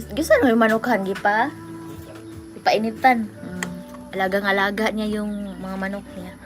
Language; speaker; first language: Filipino; non-native, local second language; Cebuano